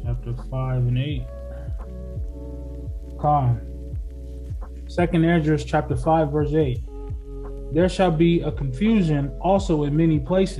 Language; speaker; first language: English; native; English